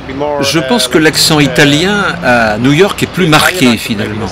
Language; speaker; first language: French; non-native, fluent; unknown